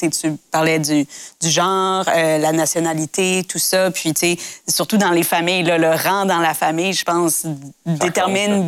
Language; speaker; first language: French; native; French